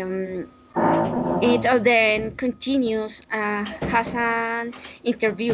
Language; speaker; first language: English; non-native, learner; Spanish